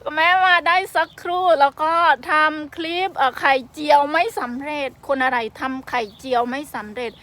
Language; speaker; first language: Thai; non-native, local second language; Khmer